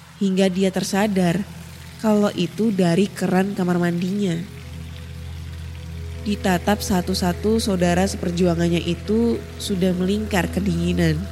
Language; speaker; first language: Indonesian; native; Indonesian